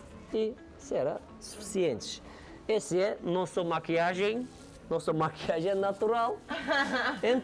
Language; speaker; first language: Portuguese; non-native, learner; Turkish